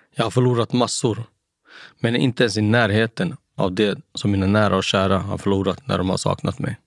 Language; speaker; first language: Swedish; native; Swedish